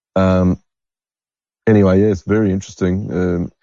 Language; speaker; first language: English; native; English